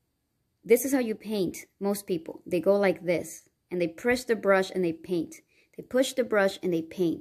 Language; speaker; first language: English; native; English